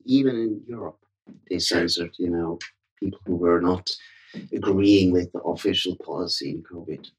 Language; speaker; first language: English; non-native, fluent; German